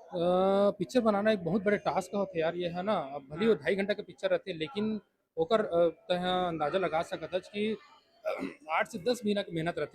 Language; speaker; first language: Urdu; non-native, local second language; Chhattisgarhi